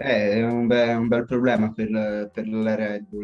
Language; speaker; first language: Italian; native; Italian